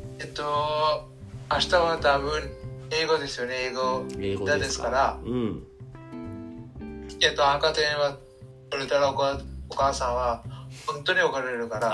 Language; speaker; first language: Japanese; non-native, learner; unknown